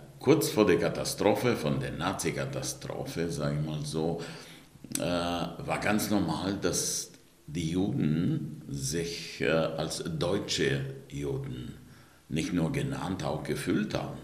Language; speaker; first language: German; non-native, fluent; Romanian